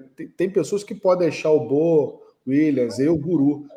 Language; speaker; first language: Portuguese; early bilingual, heritage; English